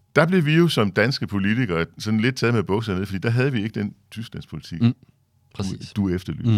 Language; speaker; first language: Danish; native; Danish